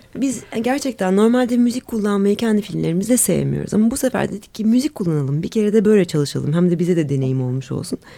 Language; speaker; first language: Turkish; native; Turkish